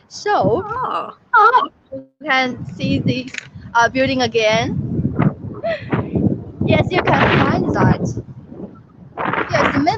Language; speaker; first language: English; non-native, fluent; Chinese